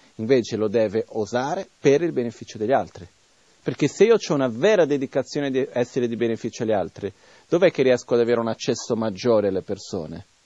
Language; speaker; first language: Italian; non-native, fluent; Portuguese